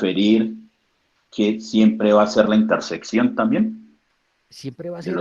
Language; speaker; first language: Spanish; native; Spanish